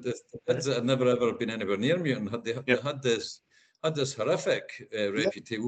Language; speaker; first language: English; native; English